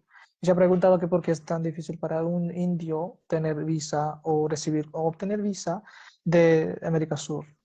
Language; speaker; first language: Spanish; non-native, fluent; Hindi